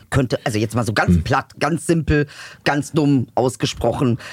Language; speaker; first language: German; native; German